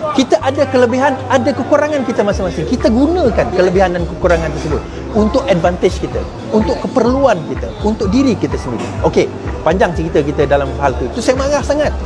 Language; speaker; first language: Malay; non-native, local second language; Chinese